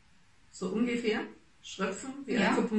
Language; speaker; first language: German; native; German